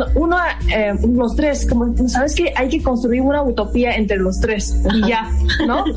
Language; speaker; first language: Spanish; non-native, fluent; Chinese